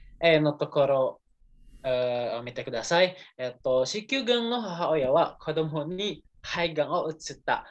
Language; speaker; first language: Japanese; non-native, learner; Indonesian